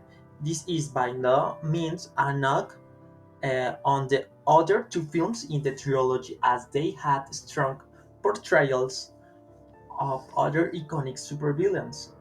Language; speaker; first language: English; non-native, learner; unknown